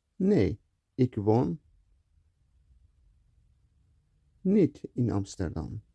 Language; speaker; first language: Dutch; non-native, learner; Turkish